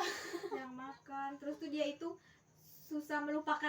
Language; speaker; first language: Indonesian; native; Indonesian